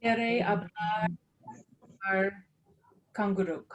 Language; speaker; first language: Spanish; non-native, learner; English